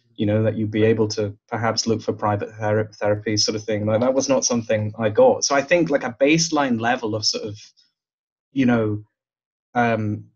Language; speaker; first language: English; native; English